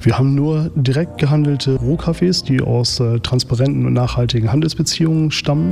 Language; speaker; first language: German; native; German